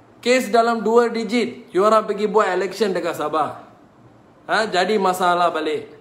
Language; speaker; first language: Malay; non-native, local second language; Tamil